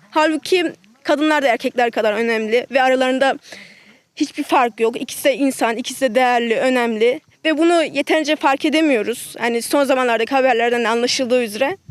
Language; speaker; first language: Turkish; native; Turkish